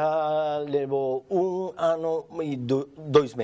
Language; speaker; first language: Portuguese; non-native, learner; Japanese